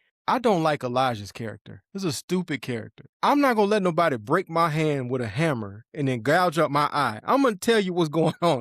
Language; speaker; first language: English; native; English